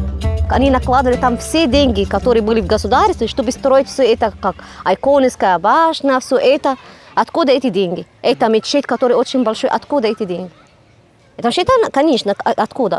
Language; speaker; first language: Russian; non-native, fluent; Arabic